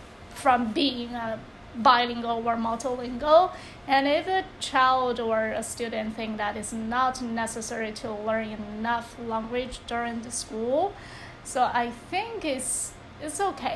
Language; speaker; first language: English; non-native, fluent; Chinese